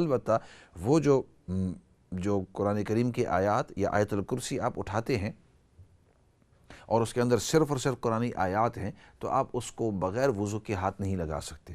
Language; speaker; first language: Urdu; native; Urdu